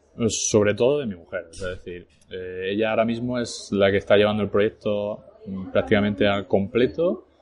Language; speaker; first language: Spanish; early bilingual, other home language; French